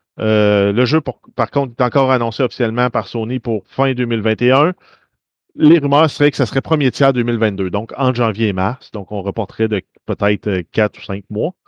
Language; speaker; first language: French; native; French